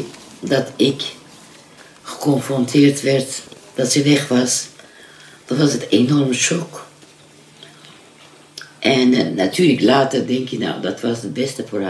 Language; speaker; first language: Dutch; non-native, fluent; Kurdish